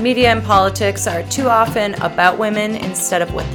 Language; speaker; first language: English; native; English